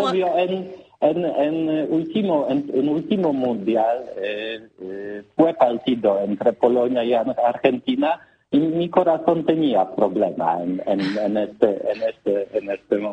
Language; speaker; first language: Spanish; non-native, learner; Polish